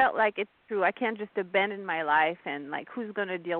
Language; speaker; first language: English; non-native, fluent; French